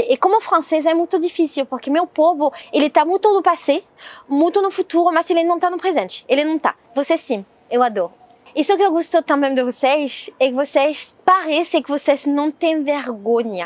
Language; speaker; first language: Portuguese; non-native, learner; French